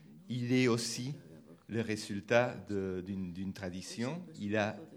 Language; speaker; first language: French; non-native, fluent; Spanish